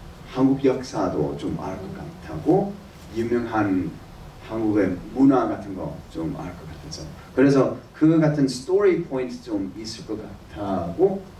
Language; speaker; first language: Korean; early bilingual, heritage; English